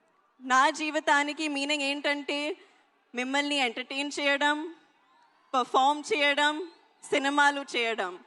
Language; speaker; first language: Telugu; non-native, learner; Hindi